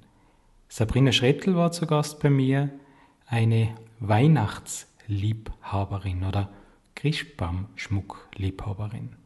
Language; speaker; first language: German; native; German